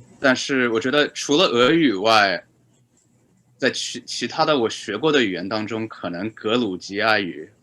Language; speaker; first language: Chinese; native; Chinese